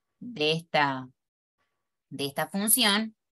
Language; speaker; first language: Spanish; native; Spanish